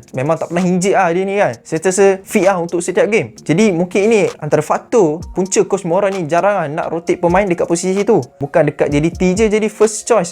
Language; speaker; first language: Malay; native; Malay